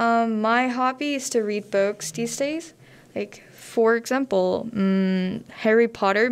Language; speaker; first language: English; non-native, learner; Korean